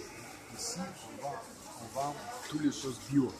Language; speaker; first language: French; non-native, fluent; Russian